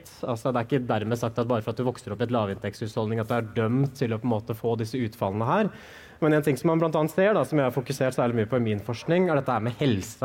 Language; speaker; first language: Norwegian; native; Norwegian